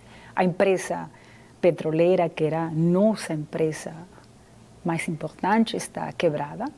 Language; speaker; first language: Portuguese; non-native, fluent; Spanish